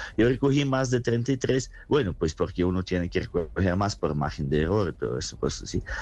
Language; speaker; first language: Spanish; non-native, fluent; Russian